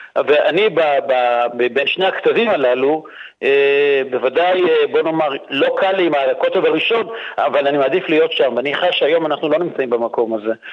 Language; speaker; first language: Hebrew; native; Hebrew